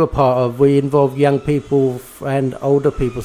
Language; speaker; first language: English; early bilingual, other home language; Bangla